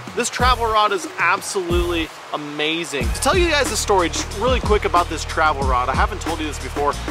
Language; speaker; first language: English; native; English